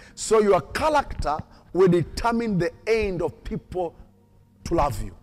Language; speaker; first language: English; non-native, local second language; Swahili